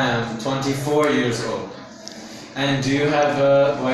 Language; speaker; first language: English; non-native, learner; Vietnamese